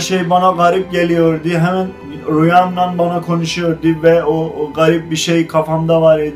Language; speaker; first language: Turkish; non-native, fluent; Azerbaijani